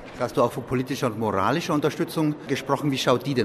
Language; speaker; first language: German; native; German